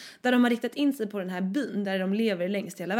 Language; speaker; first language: Swedish; native; Swedish